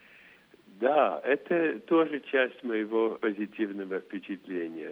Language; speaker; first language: Russian; non-native, fluent; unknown